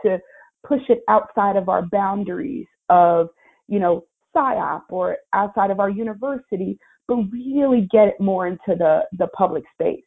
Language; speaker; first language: English; native; English